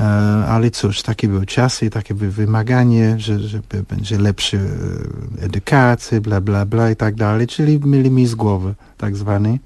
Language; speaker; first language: Polish; non-native, fluent; English